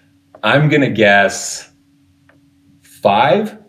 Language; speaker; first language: English; native; English